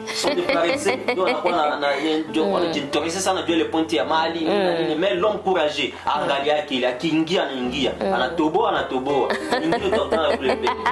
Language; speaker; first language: Swahili; native; Swahili